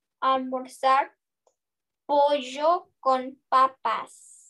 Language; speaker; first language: Spanish; non-native, learner; English